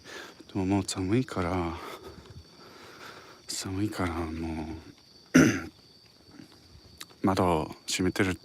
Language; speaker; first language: Japanese; non-native, fluent; English